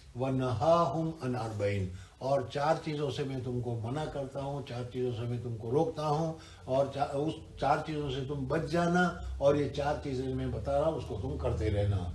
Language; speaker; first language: Urdu; non-native, local second language; Gujarati